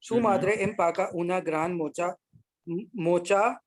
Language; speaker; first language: Spanish; non-native, learner; Hindi